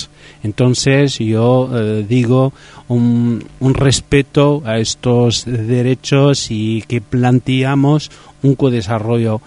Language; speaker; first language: Spanish; non-native, fluent; Riffian